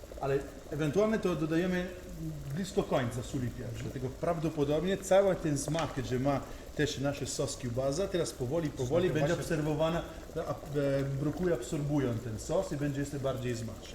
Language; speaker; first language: Polish; non-native, learner; Italian